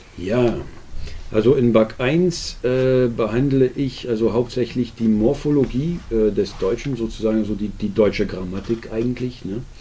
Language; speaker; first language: German; non-native, local second language; Dutch